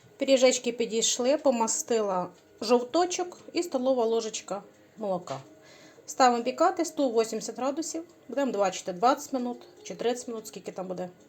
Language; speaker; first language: Ukrainian; native; Ukrainian